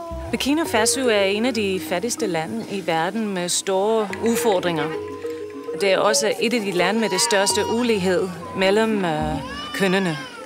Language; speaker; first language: Danish; non-native, fluent; English